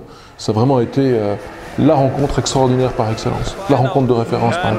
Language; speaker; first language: French; native; French